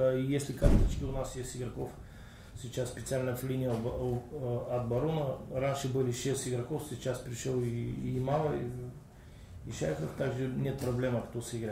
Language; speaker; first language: Russian; non-native, learner; Bulgarian